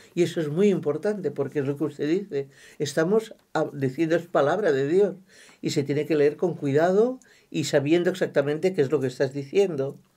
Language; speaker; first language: Spanish; non-native, local second language; Catalan